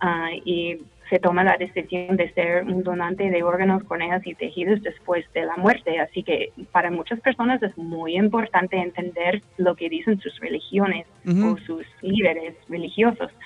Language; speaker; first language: Spanish; non-native, fluent; English